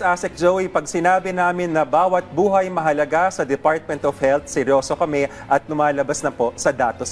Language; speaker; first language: Filipino; native; Filipino